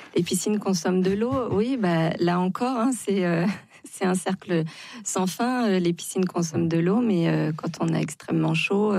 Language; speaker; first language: French; native; French